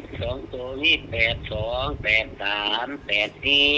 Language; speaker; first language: Thai; non-native, local second language; Lao